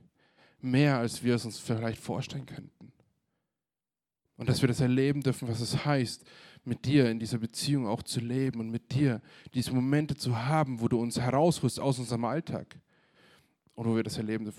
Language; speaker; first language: German; native; German